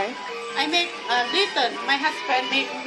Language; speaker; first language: English; non-native, learner; Thai